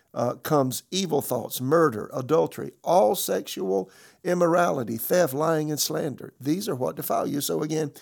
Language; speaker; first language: English; native; English